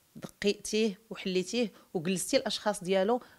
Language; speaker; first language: Arabic; native; Arabic